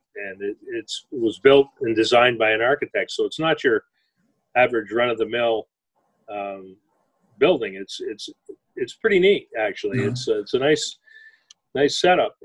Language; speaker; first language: English; native; English